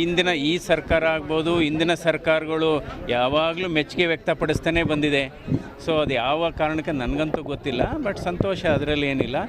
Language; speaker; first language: Kannada; native; Kannada